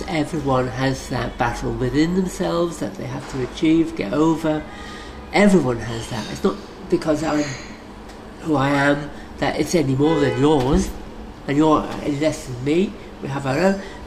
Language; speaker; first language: English; native; English